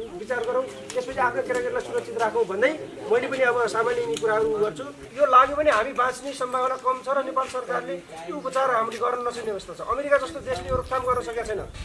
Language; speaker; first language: Nepali; non-native, local second language; Dangaura Tharu